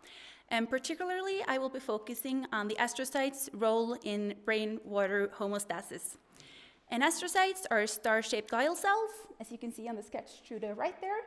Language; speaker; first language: English; non-native, fluent; Norwegian